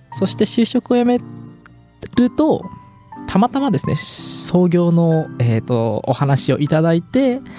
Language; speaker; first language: Japanese; native; Japanese